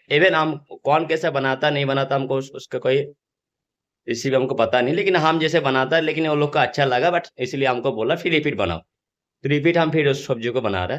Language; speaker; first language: Hindi; non-native, local second language; Bangla